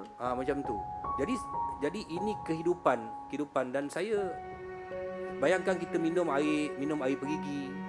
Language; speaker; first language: Malay; native; Malay